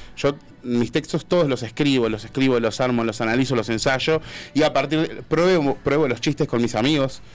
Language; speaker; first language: Spanish; native; Spanish